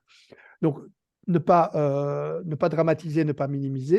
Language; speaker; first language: French; native; French